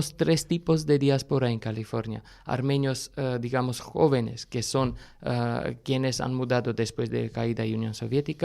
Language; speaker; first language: Spanish; non-native, fluent; Armenian